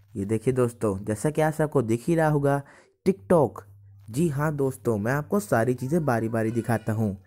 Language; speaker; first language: Hindi; native; Hindi